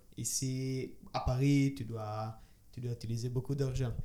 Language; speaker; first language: French; non-native, learner; Italian